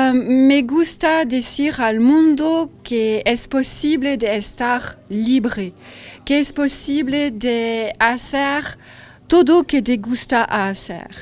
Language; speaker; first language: Spanish; non-native, learner; French